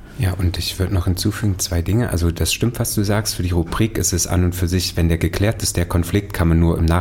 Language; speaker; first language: German; native; German